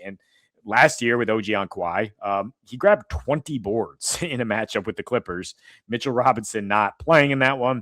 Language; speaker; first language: English; native; English